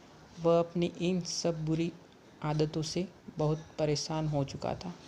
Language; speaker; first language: Hindi; native; Hindi